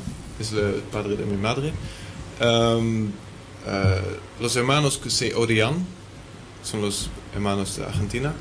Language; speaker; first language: Spanish; non-native, learner; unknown